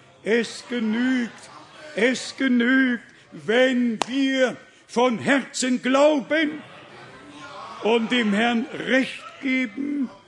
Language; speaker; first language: German; native; German